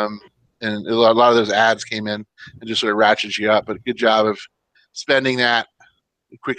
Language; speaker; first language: English; native; English